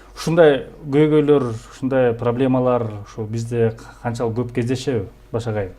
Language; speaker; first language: Kyrgyz; native; Kyrgyz